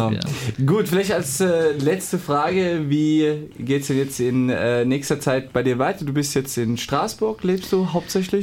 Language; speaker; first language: German; native; German